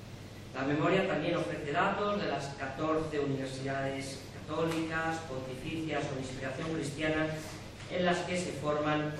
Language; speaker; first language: Spanish; native; Spanish